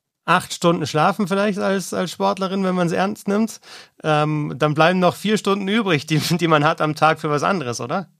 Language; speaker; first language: German; native; German